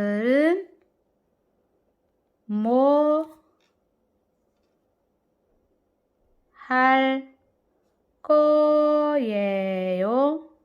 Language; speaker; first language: Korean; non-native, fluent; Filipino